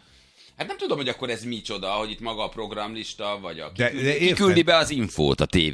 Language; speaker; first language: Hungarian; native; Hungarian